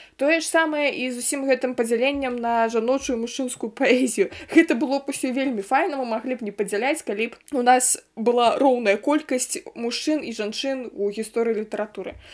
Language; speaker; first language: Belarusian; native; Belarusian